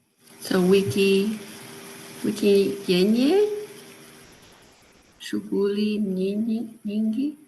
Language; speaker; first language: Swahili; non-native, learner; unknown